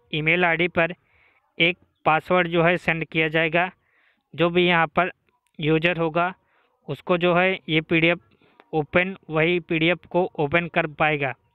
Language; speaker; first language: Hindi; native; Hindi